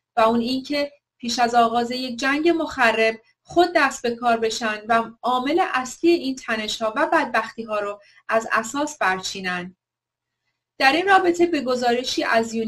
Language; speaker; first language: Persian; native; Persian